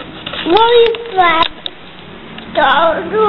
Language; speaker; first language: Spanish; native; Spanish